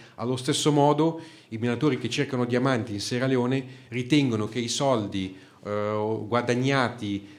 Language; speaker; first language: Italian; native; Italian